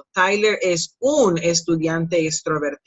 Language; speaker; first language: Spanish; non-native, fluent; English